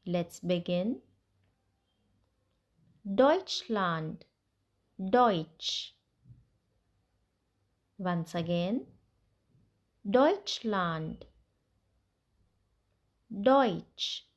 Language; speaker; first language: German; non-native, fluent; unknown